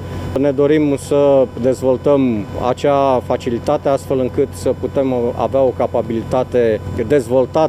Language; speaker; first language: Romanian; native; Romanian